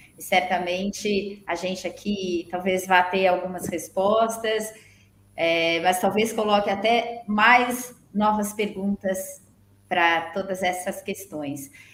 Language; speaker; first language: Portuguese; native; Portuguese